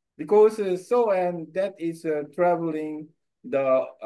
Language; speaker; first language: English; non-native, learner; Korean